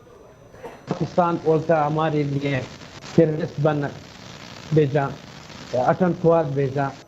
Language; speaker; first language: Hindi; non-native, fluent; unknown